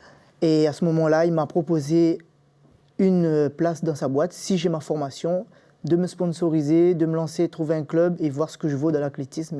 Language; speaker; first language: French; native; French